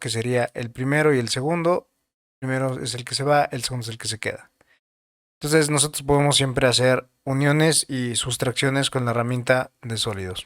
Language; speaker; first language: Spanish; native; Spanish